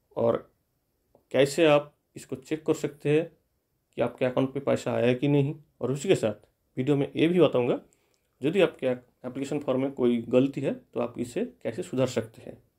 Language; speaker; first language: Hindi; non-native, local second language; Bangla